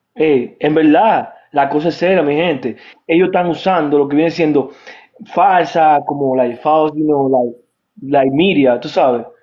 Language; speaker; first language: Spanish; native; Spanish